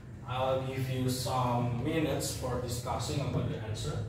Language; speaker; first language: English; non-native, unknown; Indonesian